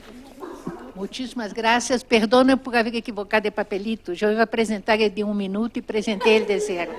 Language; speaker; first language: Spanish; non-native, fluent; Portuguese